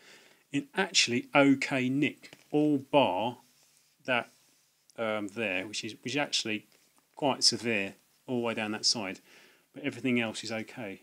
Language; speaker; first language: English; native; English